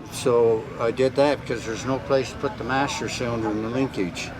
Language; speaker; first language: English; native; English